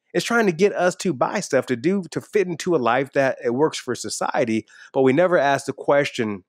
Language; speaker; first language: English; native; English